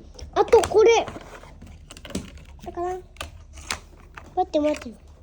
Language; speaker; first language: Japanese; early bilingual, other home language; Filipino